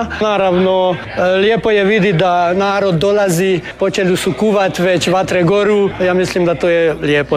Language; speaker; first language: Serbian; early bilingual, heritage; Croatian